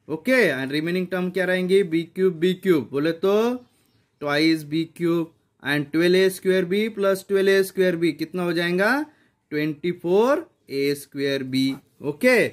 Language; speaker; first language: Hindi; non-native, local second language; Marathi